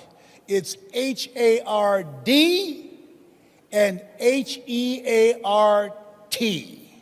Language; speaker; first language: English; native; English